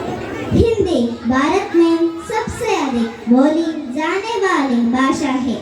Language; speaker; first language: Hindi; non-native, local second language; Malayalam